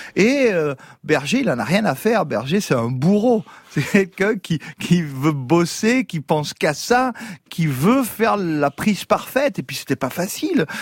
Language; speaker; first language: French; native; French